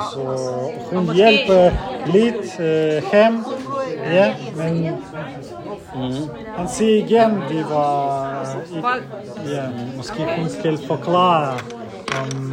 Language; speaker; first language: Danish; non-native, learner; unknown